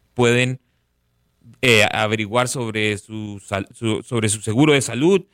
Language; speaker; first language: Spanish; native; Spanish